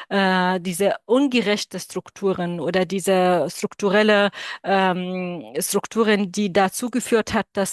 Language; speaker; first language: German; non-native, fluent; Arabic